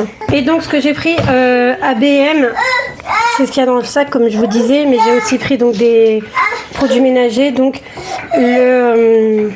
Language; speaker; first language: French; native; French